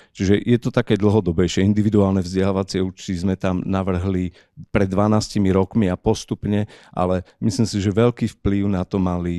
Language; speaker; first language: Slovak; native; Slovak